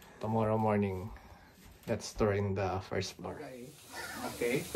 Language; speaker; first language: English; non-native, local second language; Filipino